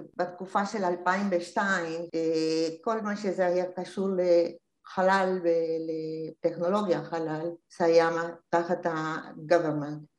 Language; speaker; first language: Hebrew; non-native, fluent; Spanish